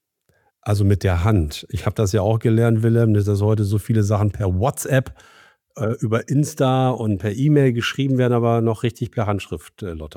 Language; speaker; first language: German; native; German